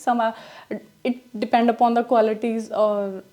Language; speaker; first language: English; non-native, learner; Punjabi